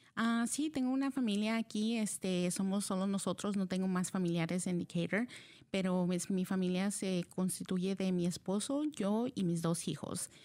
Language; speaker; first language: Spanish; early bilingual, heritage; Spanish